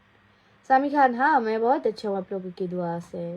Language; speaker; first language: Hindi; non-native, fluent; Bangla